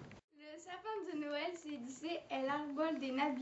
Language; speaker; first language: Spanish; non-native, learner; French